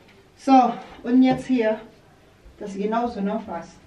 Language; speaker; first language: German; non-native, learner; Filipino